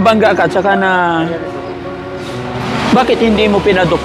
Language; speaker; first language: Filipino; native; Filipino